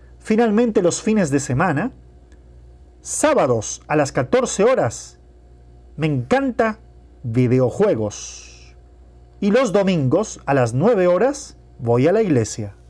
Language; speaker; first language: Spanish; non-native, fluent; Portuguese